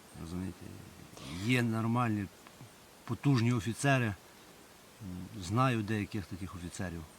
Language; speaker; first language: Ukrainian; native; Ukrainian